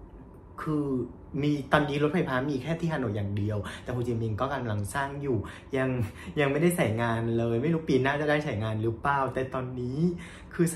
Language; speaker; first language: Thai; non-native, fluent; Vietnamese